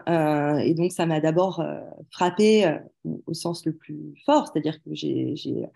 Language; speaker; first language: French; native; French